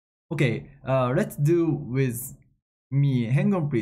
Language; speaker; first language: English; non-native, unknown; Japanese